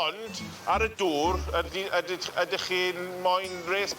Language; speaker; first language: Welsh; non-native, learner; English